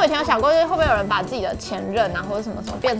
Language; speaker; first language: Chinese; native; Chinese